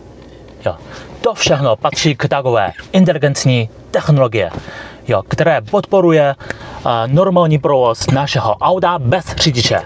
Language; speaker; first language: Czech; non-native, learner; Chinese